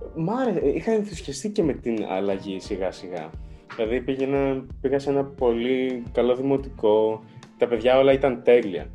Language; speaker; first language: Greek; early bilingual, other home language; Ukrainian